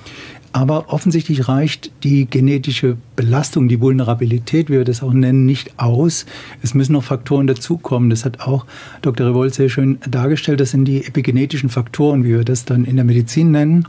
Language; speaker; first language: German; native; German